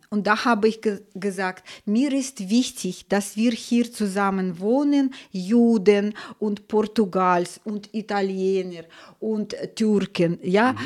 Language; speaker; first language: German; non-native, fluent; Russian